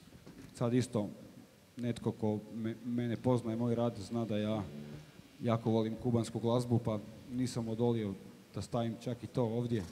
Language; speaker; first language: Croatian; native; Croatian